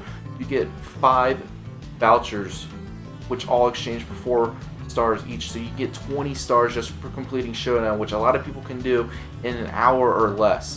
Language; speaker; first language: English; native; English